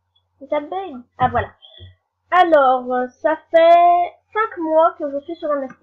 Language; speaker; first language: French; native; French